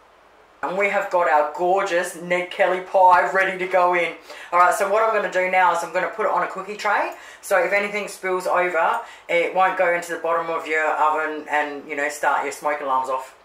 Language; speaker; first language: English; native; English